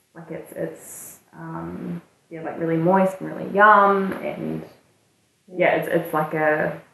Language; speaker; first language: English; native; English